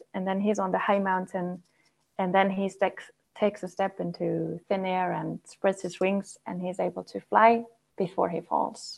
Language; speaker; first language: English; non-native, fluent; German